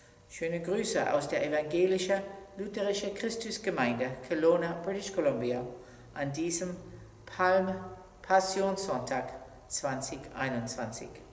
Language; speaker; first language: German; non-native, fluent; English